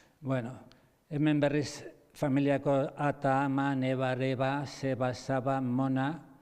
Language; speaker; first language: Basque; native; Basque